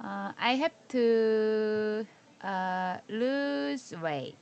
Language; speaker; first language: English; non-native, learner; Korean